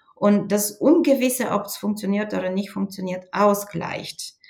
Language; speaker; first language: German; non-native, fluent; Bulgarian